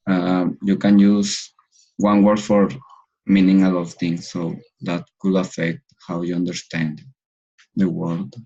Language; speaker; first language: English; non-native, learner; Spanish